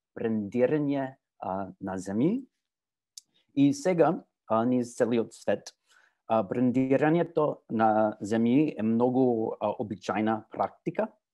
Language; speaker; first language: Macedonian; non-native, fluent; English